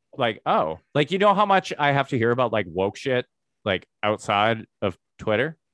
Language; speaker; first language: English; native; English